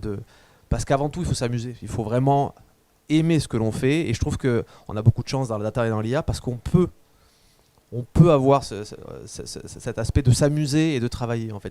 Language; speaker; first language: French; native; French